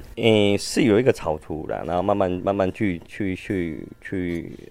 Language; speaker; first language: Chinese; native; Chinese